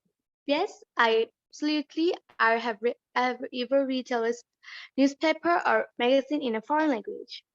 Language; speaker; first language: English; non-native, learner; Bangla